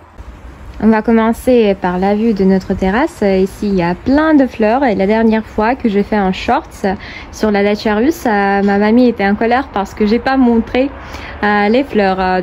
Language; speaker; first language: French; non-native, fluent; Russian